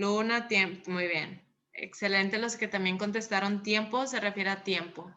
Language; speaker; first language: Spanish; native; Spanish